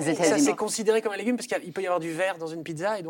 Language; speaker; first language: French; native; French